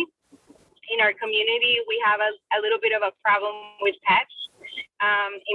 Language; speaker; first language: English; non-native, fluent; Spanish